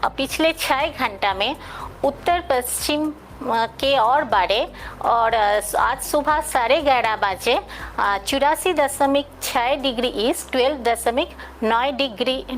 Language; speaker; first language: Hindi; non-native, local second language; Bangla